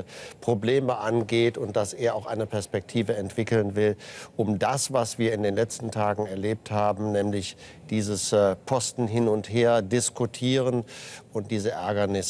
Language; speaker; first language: German; native; German